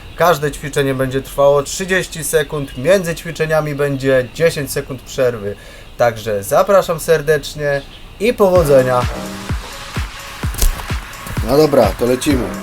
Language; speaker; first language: Polish; native; Polish